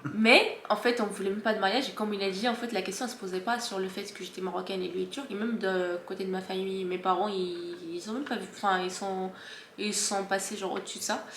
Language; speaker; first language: French; early bilingual, other home language; Arabic